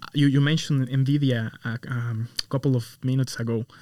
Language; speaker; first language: English; non-native, fluent; Spanish